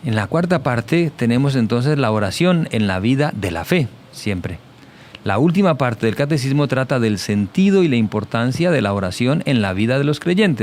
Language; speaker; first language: Spanish; native; Spanish